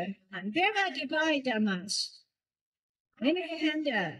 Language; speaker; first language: German; non-native, learner; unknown